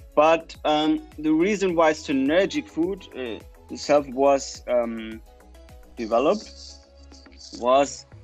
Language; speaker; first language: English; non-native, fluent; German